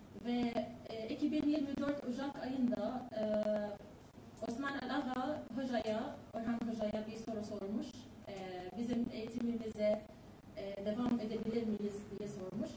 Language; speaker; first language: Turkish; non-native, learner; Arabic